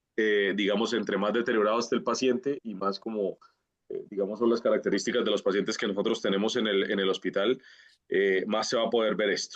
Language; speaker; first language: Spanish; native; Spanish